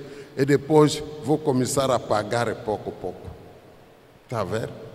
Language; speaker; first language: Portuguese; non-native, fluent; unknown